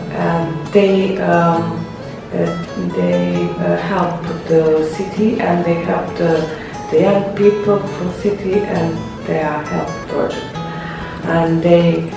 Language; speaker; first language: English; non-native, learner; Bosnian